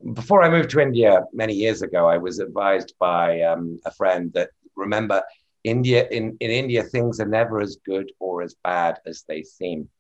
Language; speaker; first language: English; native; English